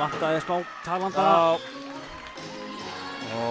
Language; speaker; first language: Icelandic; native; Icelandic